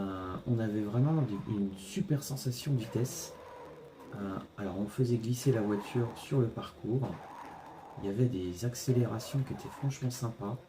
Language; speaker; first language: French; native; French